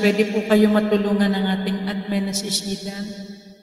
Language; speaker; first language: Filipino; native; Filipino